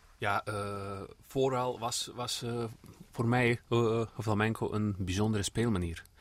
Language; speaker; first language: Dutch; non-native, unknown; Serbian